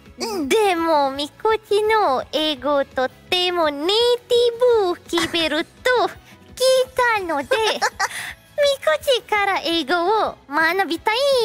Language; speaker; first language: Japanese; non-native, learner; Indonesian